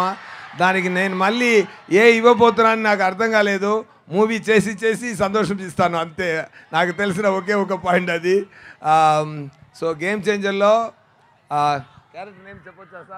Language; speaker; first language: Telugu; non-native, learner; Tamil